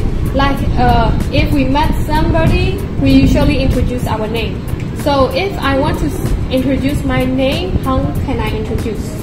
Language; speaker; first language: English; non-native, learner; Burmese